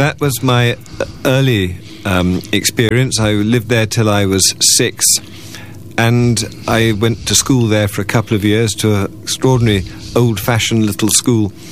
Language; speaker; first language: English; native; English